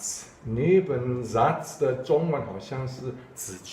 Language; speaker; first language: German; non-native, fluent; Chinese